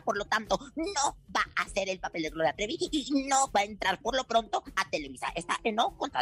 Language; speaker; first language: Spanish; native; Spanish